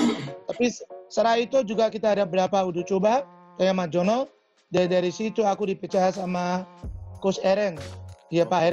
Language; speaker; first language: Indonesian; non-native, fluent; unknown